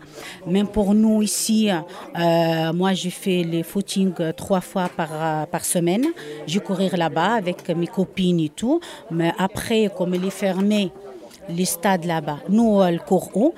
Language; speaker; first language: French; non-native, learner; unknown